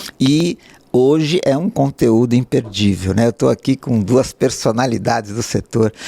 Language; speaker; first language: Portuguese; native; Portuguese